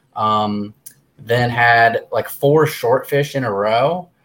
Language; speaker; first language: English; native; English